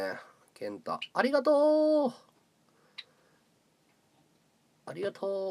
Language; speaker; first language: Japanese; native; Japanese